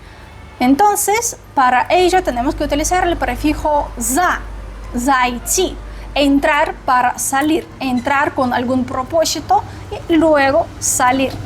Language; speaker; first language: Spanish; non-native, fluent; Russian